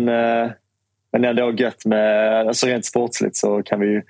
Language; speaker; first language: Swedish; native; Swedish